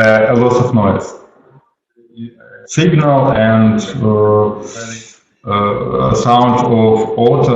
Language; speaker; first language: English; non-native, learner; Russian